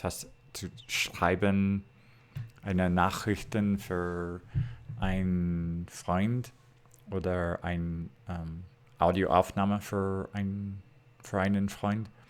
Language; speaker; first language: German; non-native, learner; English